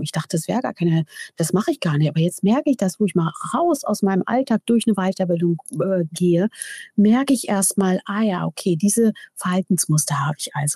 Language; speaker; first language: German; native; German